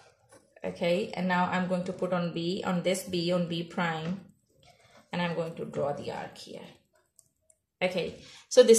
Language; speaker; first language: English; non-native, local second language; Urdu